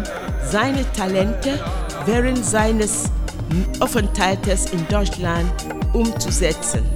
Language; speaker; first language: German; non-native, fluent; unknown